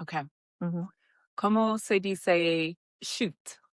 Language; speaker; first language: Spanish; non-native, learner; English